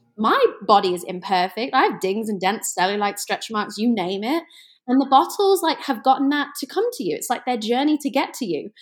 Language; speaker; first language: English; native; English